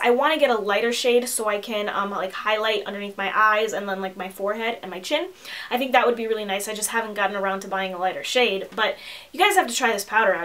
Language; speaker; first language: English; native; English